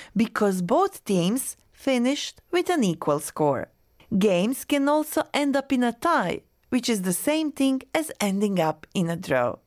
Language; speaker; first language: English; non-native, fluent; Croatian